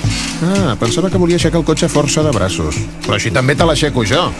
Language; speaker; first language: Catalan; native; Catalan